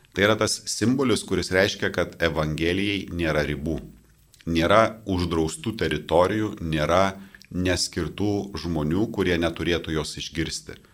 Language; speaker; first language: Lithuanian; non-native, local second language; Polish